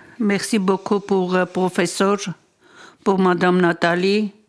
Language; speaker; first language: French; non-native, learner; Armenian